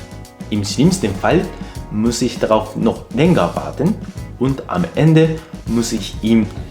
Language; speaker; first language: German; non-native, fluent; Japanese